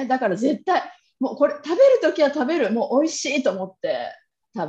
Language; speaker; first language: Japanese; native; Japanese